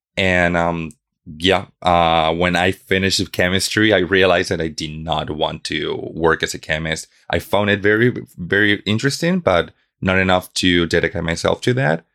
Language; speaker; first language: English; non-native, fluent; Spanish